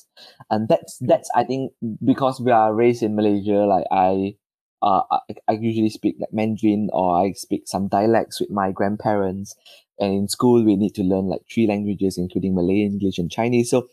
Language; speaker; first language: English; non-native, local second language; Chinese